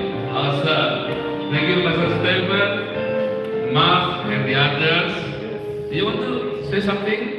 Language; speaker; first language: English; non-native, learner; Indonesian